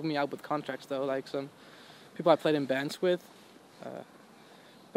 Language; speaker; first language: English; non-native, fluent; Dutch